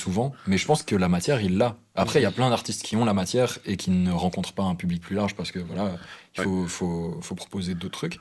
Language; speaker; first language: French; native; French